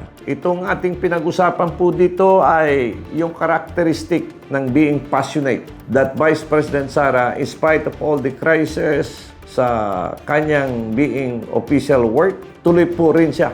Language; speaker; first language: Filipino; non-native, local second language; Cebuano